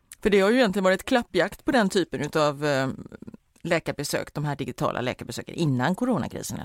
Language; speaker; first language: Swedish; native; Swedish